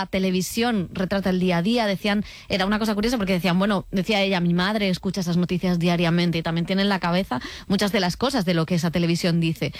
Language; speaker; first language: Spanish; native; Spanish